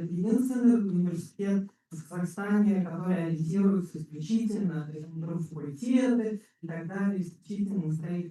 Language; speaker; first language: Russian; native; Russian